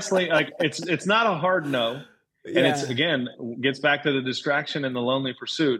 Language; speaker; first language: English; native; English